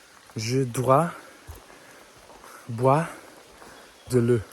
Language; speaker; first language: French; non-native, learner; English